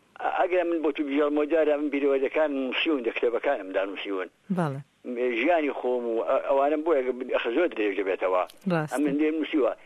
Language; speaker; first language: Central Kurdish; native; Central Kurdish